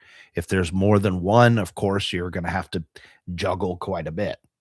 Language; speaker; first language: English; native; English